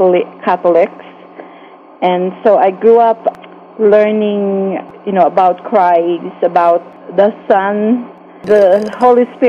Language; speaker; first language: English; non-native, local second language; Filipino